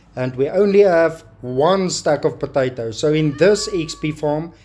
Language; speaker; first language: English; non-native, local second language; Afrikaans